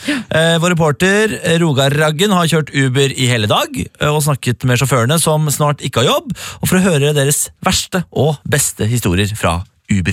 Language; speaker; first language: Norwegian; native; Norwegian